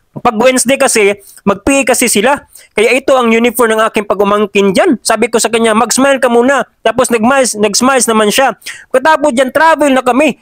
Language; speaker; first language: Filipino; non-native, local second language; Cebuano